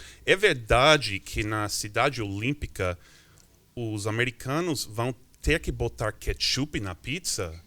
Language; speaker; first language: Portuguese; non-native, fluent; English